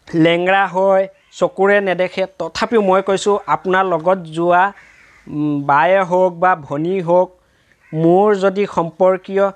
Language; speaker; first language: Assamese; non-native, local second language; Bangla